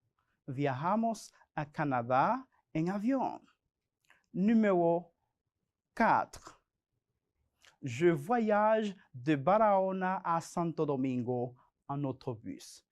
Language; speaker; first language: Spanish; non-native, fluent; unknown